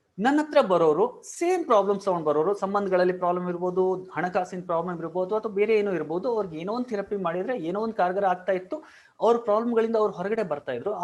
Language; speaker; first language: Kannada; non-native, local second language; Marwari